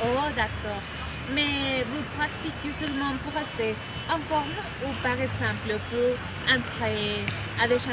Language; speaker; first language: French; non-native, learner; Spanish